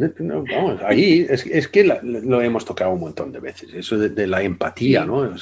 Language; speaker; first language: Spanish; non-native, fluent; Swedish